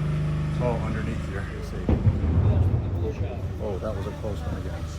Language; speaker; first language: English; native; English